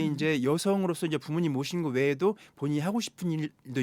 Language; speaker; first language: Korean; native; Korean